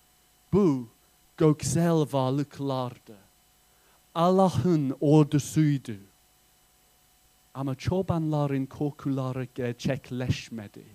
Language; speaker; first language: Turkish; non-native, fluent; English